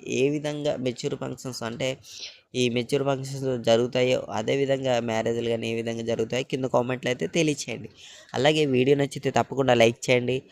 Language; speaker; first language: Telugu; native; Telugu